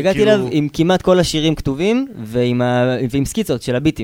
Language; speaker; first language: Hebrew; native; Hebrew